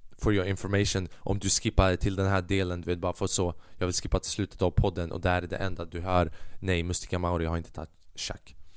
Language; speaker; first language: Swedish; early bilingual, other home language; Albanian